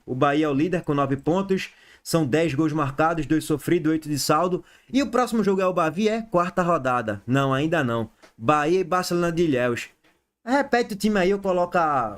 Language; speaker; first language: Portuguese; native; Portuguese